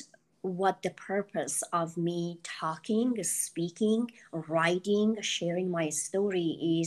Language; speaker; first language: English; non-native, fluent; Persian